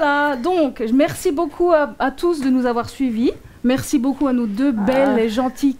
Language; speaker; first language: French; native; French